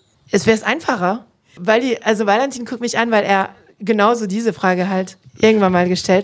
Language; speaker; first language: German; non-native, fluent; French